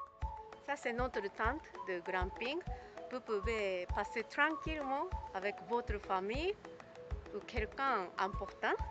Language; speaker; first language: French; non-native, learner; Japanese